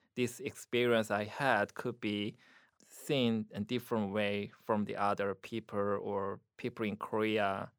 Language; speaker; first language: English; non-native, fluent; Korean